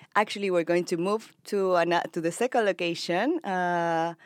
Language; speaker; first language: English; non-native, fluent; Spanish